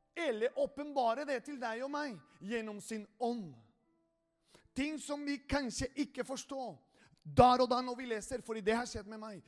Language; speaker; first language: Norwegian; non-native, fluent; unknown